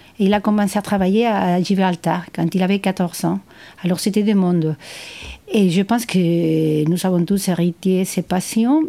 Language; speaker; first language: French; non-native, fluent; Spanish